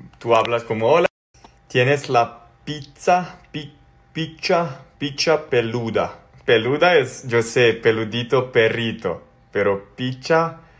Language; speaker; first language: Spanish; non-native, learner; Serbian